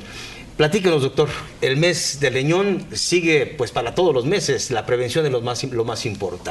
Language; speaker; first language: Spanish; native; Spanish